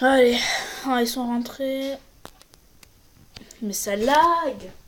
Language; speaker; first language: French; native; French